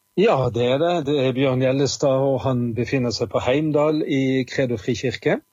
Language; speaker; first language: Norwegian; native; Norwegian